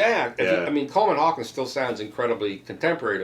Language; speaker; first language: English; native; English